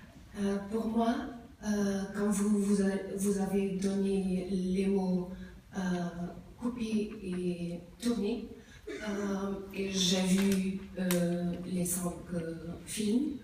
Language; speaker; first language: French; non-native, learner; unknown